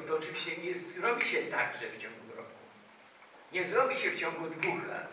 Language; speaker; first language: Polish; native; Polish